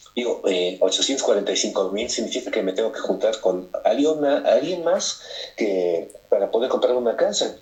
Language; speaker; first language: Spanish; native; Spanish